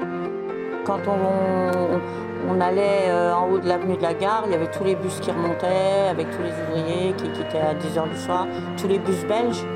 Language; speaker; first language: French; native; French